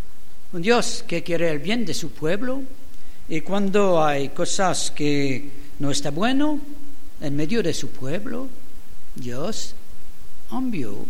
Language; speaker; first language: Spanish; non-native, learner; German